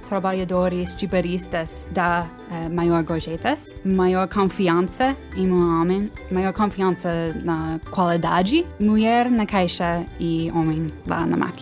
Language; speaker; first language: Portuguese; non-native, fluent; English